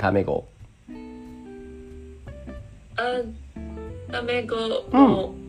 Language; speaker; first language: Japanese; non-native, learner; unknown